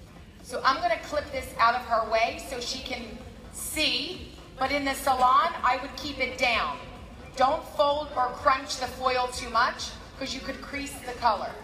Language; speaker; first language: English; native; English